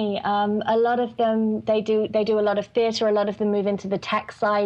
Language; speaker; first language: English; native; English